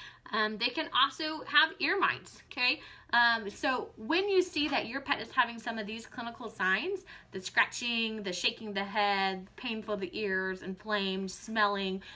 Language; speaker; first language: English; native; English